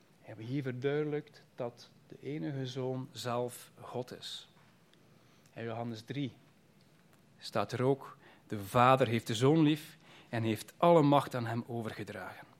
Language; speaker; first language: Dutch; native; Dutch